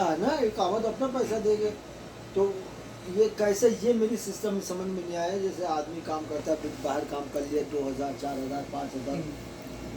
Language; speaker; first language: Hindi; native; Hindi